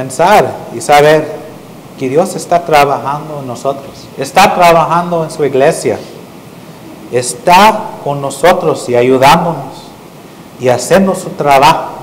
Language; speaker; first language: Spanish; non-native, fluent; English